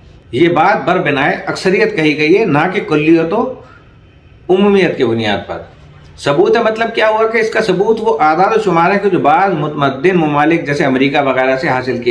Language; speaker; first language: Urdu; native; Urdu